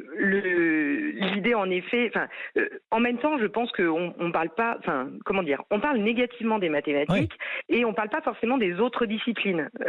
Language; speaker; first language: French; native; French